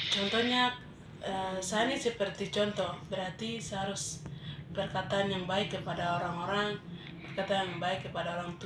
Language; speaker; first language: Indonesian; non-native, local second language; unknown